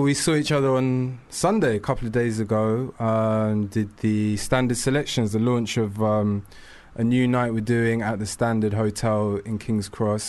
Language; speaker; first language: English; native; English